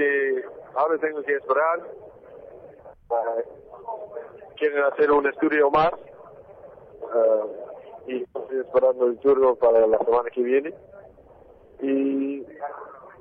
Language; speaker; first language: Spanish; non-native, fluent; English